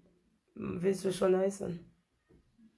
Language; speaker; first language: German; non-native, learner; French